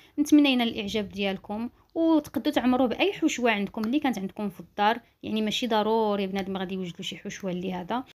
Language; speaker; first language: Arabic; native; Arabic